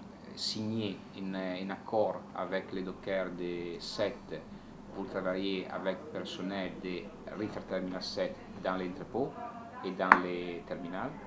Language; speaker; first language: French; non-native, learner; Italian